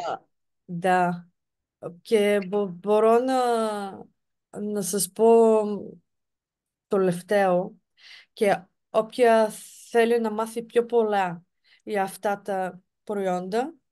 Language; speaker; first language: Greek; non-native, fluent; Bulgarian